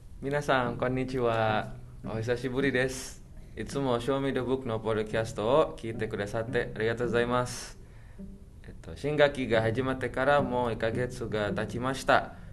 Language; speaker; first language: Japanese; non-native, fluent; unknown